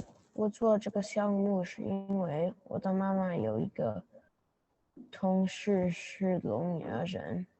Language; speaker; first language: Chinese; non-native, learner; English